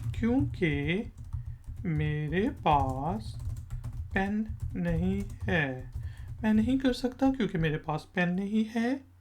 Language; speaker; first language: Urdu; native; Urdu